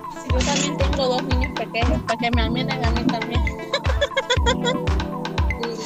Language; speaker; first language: Spanish; native; Spanish